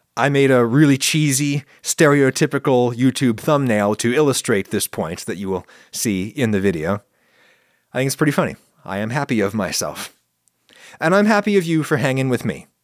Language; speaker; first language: English; native; English